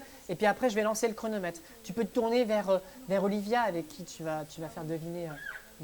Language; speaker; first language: French; native; French